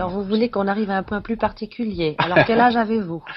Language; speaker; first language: French; native; French